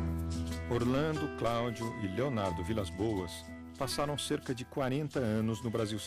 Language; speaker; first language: Portuguese; native; Portuguese